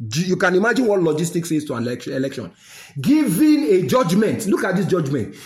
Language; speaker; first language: English; non-native, local second language; Yoruba